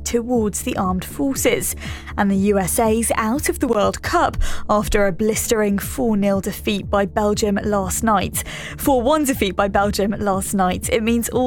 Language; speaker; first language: English; native; English